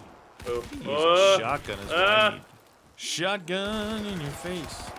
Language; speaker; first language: English; native; English